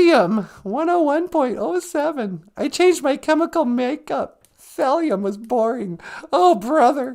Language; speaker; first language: English; native; English